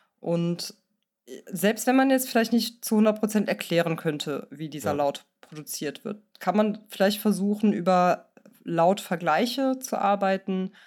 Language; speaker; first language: German; native; German